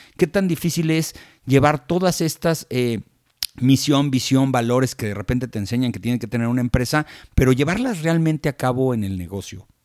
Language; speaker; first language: Spanish; native; Spanish